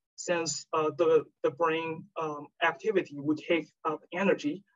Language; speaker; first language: English; non-native, fluent; Chinese